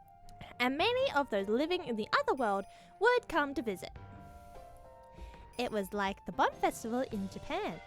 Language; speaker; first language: English; native; English